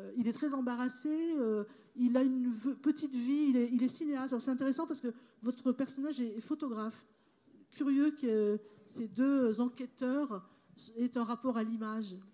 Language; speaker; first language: French; native; French